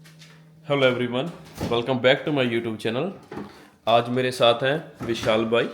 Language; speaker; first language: Hindi; native; Hindi